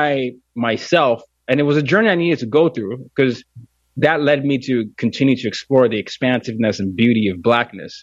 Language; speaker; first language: English; non-native, local second language; Yoruba